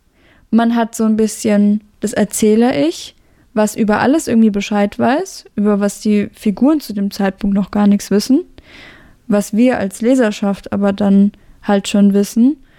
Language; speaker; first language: German; native; German